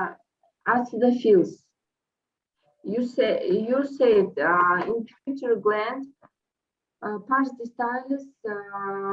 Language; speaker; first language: English; non-native, fluent; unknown